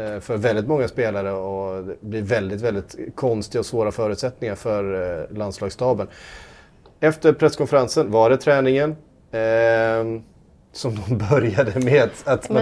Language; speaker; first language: Swedish; native; Swedish